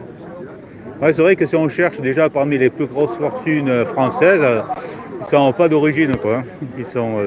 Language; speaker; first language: French; native; French